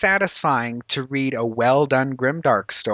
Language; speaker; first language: English; native; English